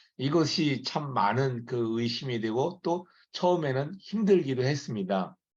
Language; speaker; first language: Korean; native; Korean